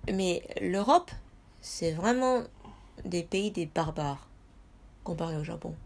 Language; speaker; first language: French; non-native, fluent; Japanese